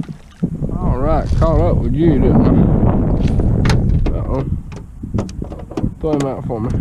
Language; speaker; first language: English; native; English